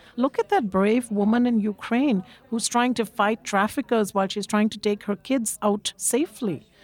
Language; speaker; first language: English; non-native, local second language; Bangla